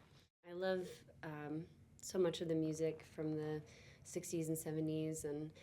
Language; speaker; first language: English; native; English